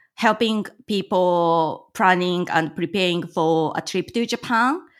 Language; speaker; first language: English; non-native, fluent; Japanese